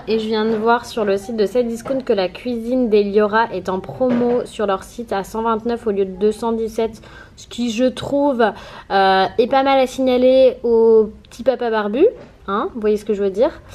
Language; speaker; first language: French; native; French